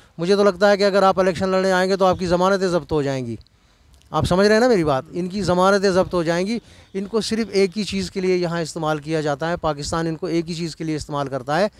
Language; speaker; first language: Hindi; non-native, local second language; Kashmiri